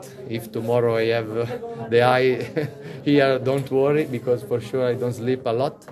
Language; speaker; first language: English; non-native, fluent; Italian